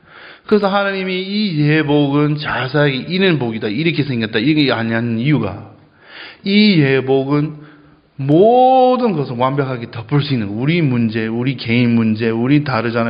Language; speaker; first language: Korean; non-native, fluent; English